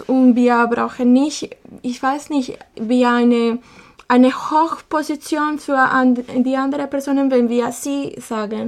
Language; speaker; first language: German; non-native, learner; Spanish